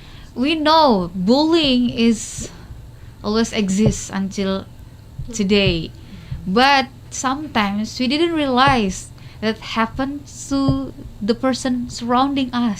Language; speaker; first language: English; non-native, learner; Indonesian